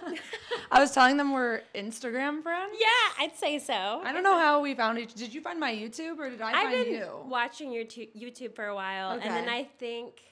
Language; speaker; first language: English; native; English